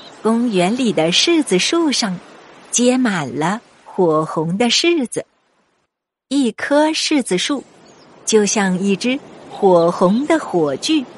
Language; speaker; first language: Chinese; native; Chinese